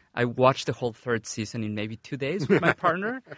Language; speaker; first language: English; non-native, fluent; Spanish